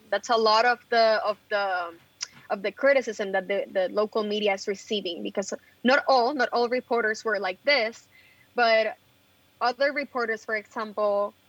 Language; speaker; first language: English; non-native, fluent; Spanish